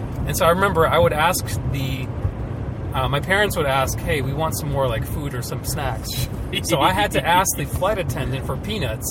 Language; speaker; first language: English; early bilingual, other home language; Ukrainian